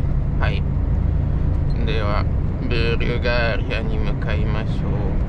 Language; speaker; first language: Japanese; non-native, fluent; Polish